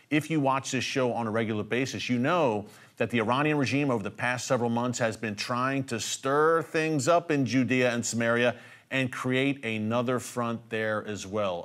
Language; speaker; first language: English; native; English